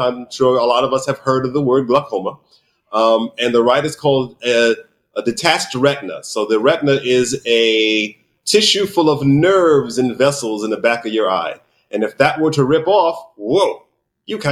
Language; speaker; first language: English; native; English